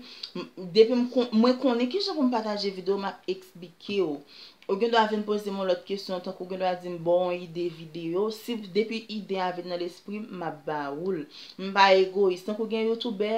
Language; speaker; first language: French; non-native, learner; Haitian Creole